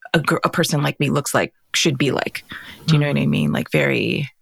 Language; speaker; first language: English; native; English